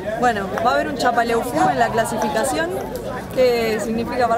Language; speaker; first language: Spanish; native; Spanish